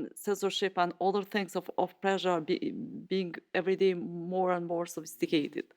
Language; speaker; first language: English; non-native, fluent; Albanian